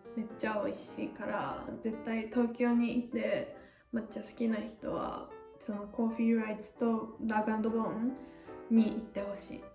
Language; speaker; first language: Japanese; native; Japanese